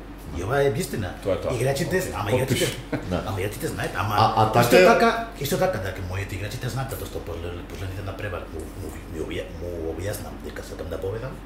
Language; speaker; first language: Macedonian; non-native, learner; Spanish